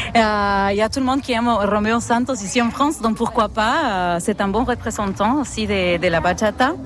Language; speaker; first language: French; non-native, fluent; Spanish